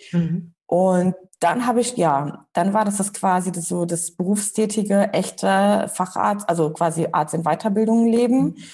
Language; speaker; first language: German; early bilingual, other home language; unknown